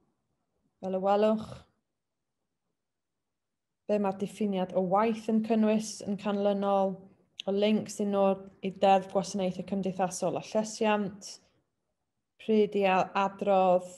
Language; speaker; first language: Welsh; native; Welsh